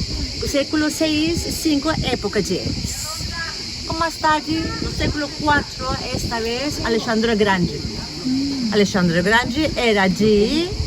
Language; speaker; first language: Portuguese; non-native, fluent; Turkish